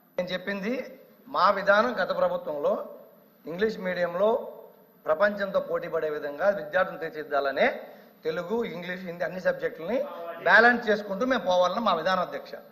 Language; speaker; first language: Telugu; native; Telugu